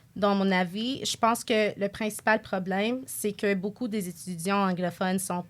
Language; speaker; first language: French; non-native, local second language; English